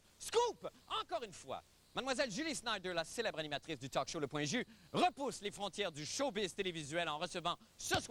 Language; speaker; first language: French; native; French